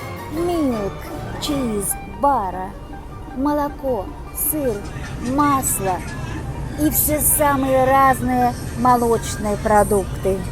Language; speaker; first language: Russian; non-native, local second language; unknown